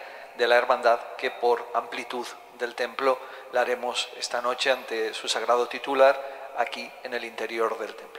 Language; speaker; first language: Spanish; native; Spanish